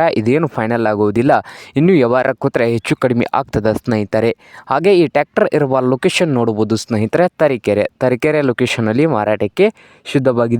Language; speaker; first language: Kannada; native; Kannada